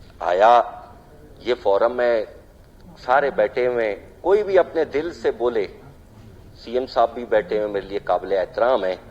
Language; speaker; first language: Urdu; non-native, local second language; Baluchi